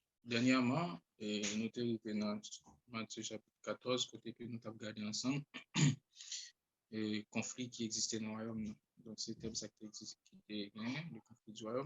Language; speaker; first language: French; non-native, local second language; Haitian Creole